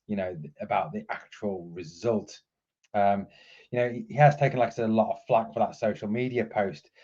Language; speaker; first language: English; native; English